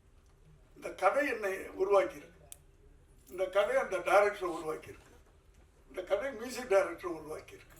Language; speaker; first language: Tamil; native; Tamil